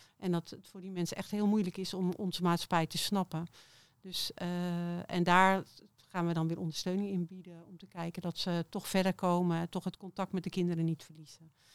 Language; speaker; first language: Dutch; native; Dutch